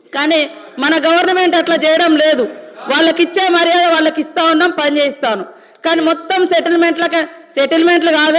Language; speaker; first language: Telugu; native; Telugu